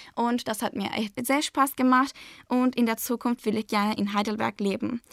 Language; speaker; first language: German; non-native, fluent; Turkish